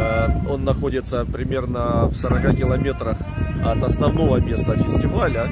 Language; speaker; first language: Russian; native; Russian